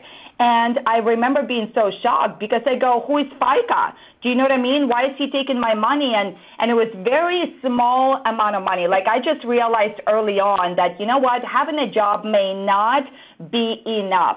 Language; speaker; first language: English; non-native, fluent; Russian